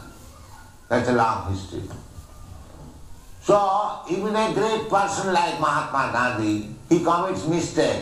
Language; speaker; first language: English; non-native, local second language; Bangla